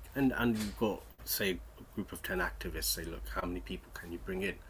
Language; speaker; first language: English; native; English